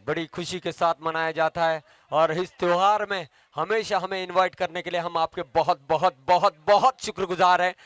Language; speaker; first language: Hindi; non-native, local second language; Marathi